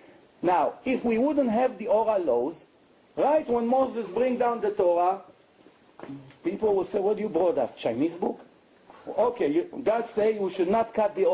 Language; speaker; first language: English; non-native, fluent; Hebrew